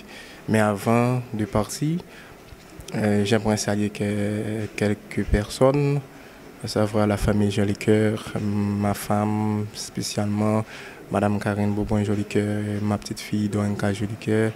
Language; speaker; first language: French; non-native, local second language; Haitian Creole